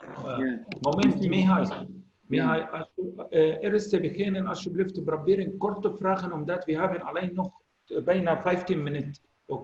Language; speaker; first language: Dutch; non-native, learner; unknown